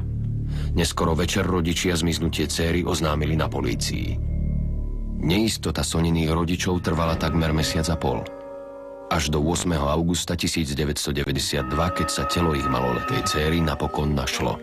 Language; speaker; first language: Slovak; native; Slovak